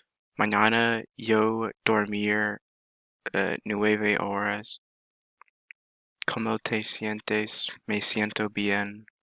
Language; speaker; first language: Spanish; non-native, learner; English